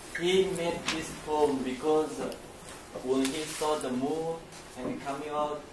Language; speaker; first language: English; non-native, learner; Chinese